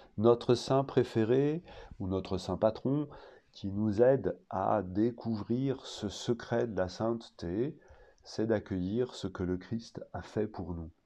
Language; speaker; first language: French; native; French